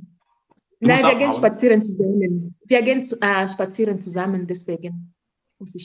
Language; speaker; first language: German; non-native, learner; Swahili